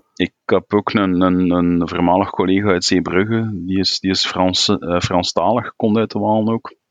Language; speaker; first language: Dutch; native; Dutch